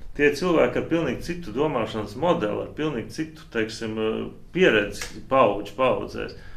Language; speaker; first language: Latvian; native; Latvian